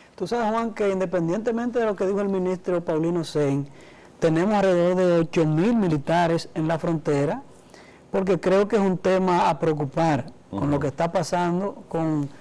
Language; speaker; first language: Spanish; native; Spanish